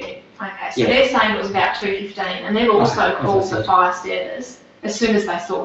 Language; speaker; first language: English; native; English